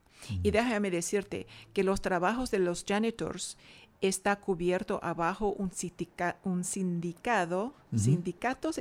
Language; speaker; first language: Spanish; non-native, fluent; English